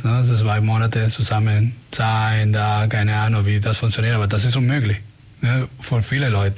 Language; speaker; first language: German; non-native, fluent; Spanish